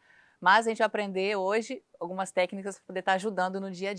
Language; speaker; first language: Portuguese; native; Portuguese